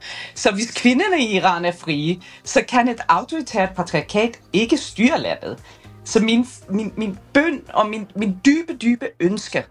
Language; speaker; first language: Danish; early bilingual, other home language; Persian